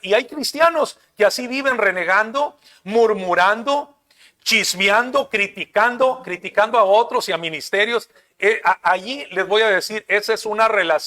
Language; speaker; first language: Spanish; native; Spanish